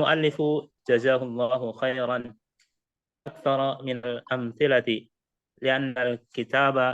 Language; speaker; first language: Arabic; non-native, learner; Indonesian